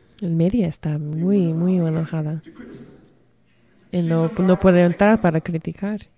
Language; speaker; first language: Spanish; non-native, learner; English